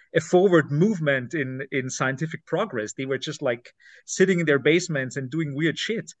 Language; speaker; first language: English; non-native, fluent; German